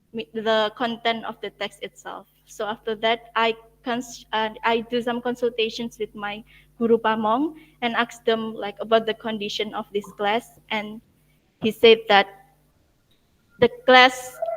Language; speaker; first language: English; non-native, learner; Indonesian